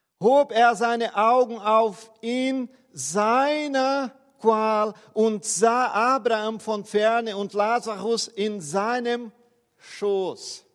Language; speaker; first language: German; non-native, fluent; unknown